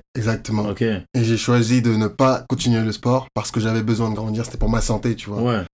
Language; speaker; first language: French; native; French